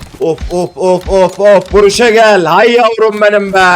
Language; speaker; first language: Turkish; native; Turkish